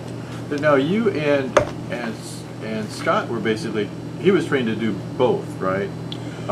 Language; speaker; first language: English; native; English